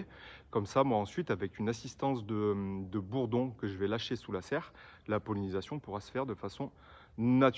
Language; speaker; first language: French; native; French